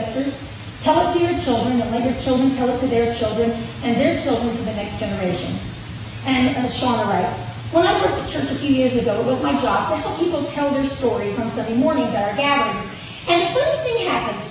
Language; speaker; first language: English; native; English